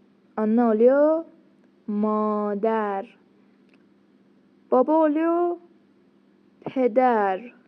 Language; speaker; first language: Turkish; non-native, fluent; Persian